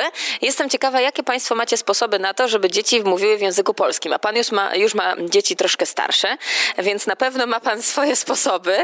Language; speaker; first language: Polish; native; Polish